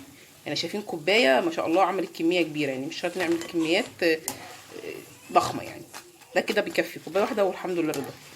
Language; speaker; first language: Arabic; native; Arabic